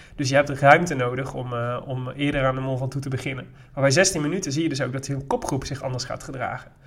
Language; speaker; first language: Dutch; native; Dutch